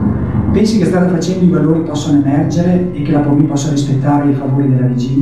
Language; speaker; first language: Italian; native; Italian